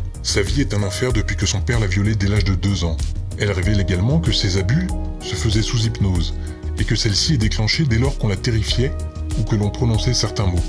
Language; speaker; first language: French; native; French